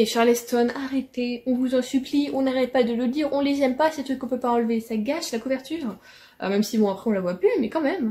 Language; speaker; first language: French; native; French